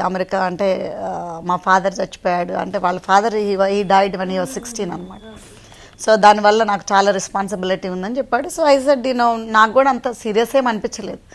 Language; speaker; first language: Telugu; native; Telugu